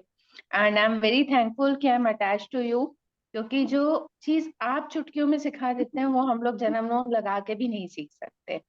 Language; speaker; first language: Hindi; native; Hindi